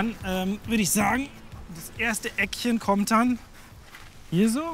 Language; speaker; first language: German; native; German